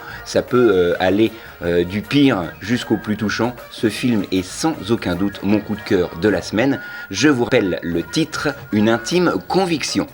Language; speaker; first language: French; native; French